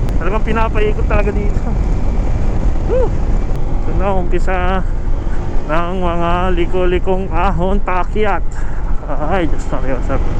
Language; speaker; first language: Filipino; native; Filipino